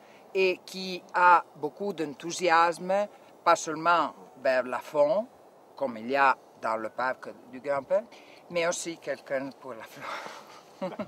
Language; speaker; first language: French; non-native, learner; Italian